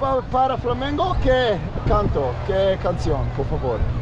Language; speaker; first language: Spanish; non-native, learner; English